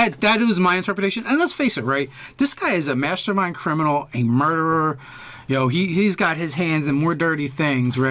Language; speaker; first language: English; native; English